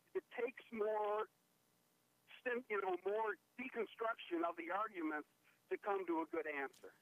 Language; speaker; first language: English; native; English